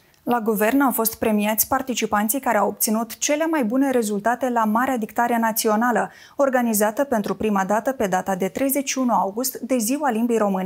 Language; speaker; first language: Romanian; native; Romanian